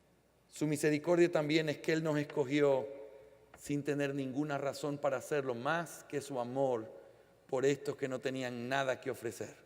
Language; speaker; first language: Spanish; native; Spanish